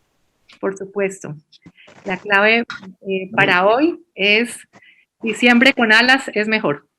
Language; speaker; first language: Spanish; native; Spanish